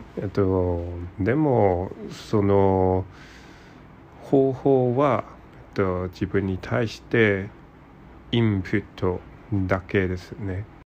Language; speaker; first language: Japanese; non-native, learner; Cantonese